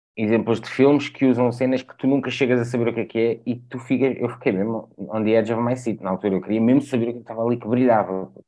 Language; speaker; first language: Portuguese; native; Portuguese